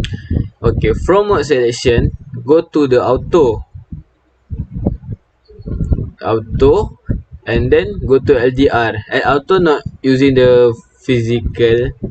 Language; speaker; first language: English; non-native, local second language; Malay